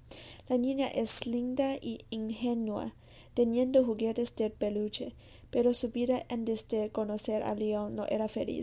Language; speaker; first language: Spanish; non-native, learner; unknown